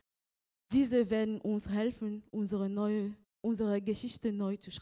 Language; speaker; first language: German; non-native, learner; French